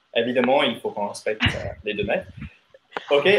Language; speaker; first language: French; non-native, fluent; English